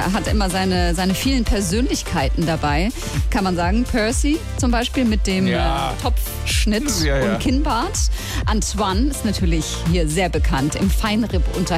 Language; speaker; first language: German; native; German